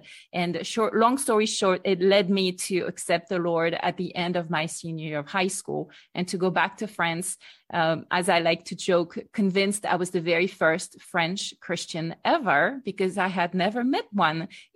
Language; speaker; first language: English; non-native, fluent; French